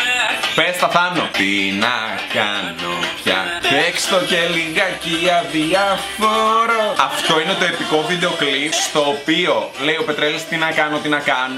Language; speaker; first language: Greek; native; Greek